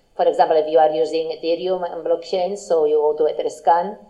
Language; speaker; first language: English; non-native, fluent; Spanish